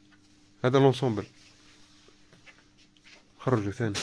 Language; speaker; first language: Arabic; native; Arabic